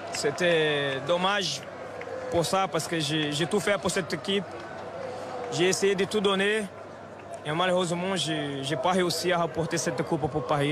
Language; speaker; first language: French; non-native, fluent; Portuguese